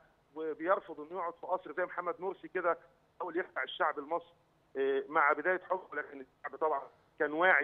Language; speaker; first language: Arabic; native; Arabic